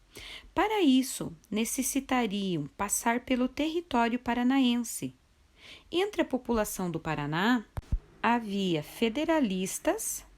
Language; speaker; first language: Portuguese; native; Portuguese